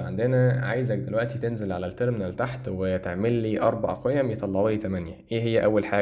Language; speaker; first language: Arabic; native; Arabic